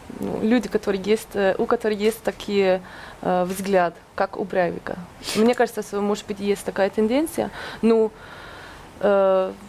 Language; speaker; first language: Russian; non-native, fluent; Norwegian